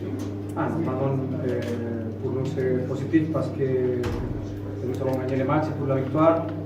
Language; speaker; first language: French; non-native, fluent; Spanish